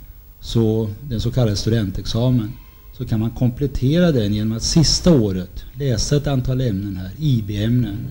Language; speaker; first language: Swedish; native; Swedish